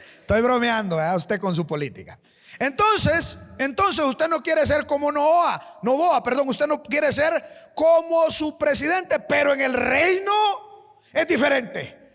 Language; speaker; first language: Spanish; native; Spanish